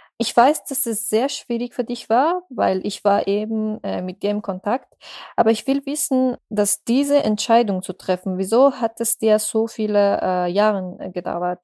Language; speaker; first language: German; non-native, fluent; Persian